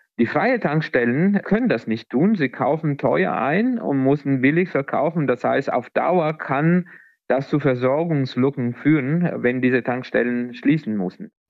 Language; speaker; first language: German; non-native, fluent; Italian